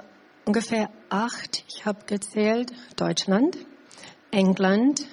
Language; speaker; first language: German; non-native, learner; English